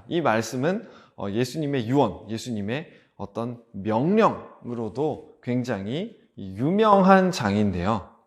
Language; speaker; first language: Korean; native; Korean